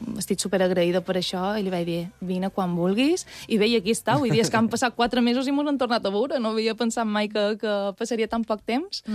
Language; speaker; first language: Catalan; native; Catalan